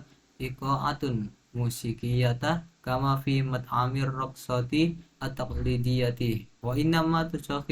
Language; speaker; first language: Arabic; non-native, learner; Indonesian